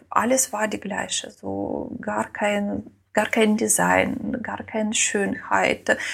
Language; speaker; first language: German; non-native, learner; Ukrainian